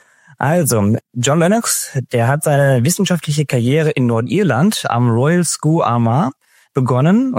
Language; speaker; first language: German; native; German